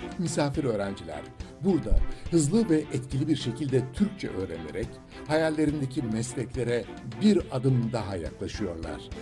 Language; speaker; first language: Turkish; native; Turkish